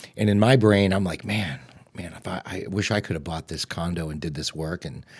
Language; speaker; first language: English; native; English